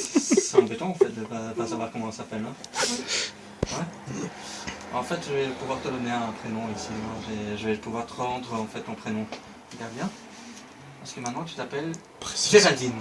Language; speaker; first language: French; native; French